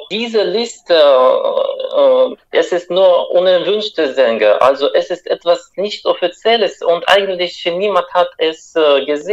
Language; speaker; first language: German; non-native, fluent; Russian